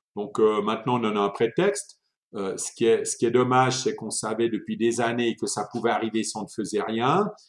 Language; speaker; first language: French; early bilingual, other home language; Italian